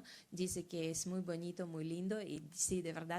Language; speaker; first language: Spanish; non-native, learner; Russian